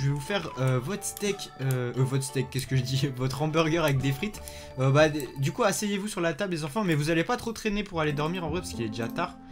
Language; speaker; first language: French; native; French